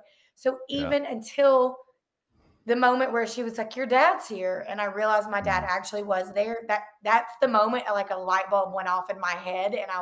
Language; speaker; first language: English; native; English